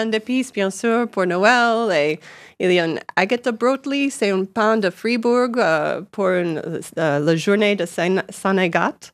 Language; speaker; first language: French; non-native, learner; English